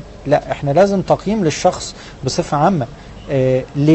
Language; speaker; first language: Arabic; native; Arabic